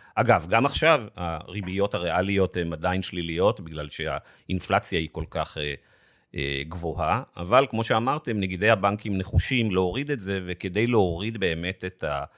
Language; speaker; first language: Hebrew; native; Hebrew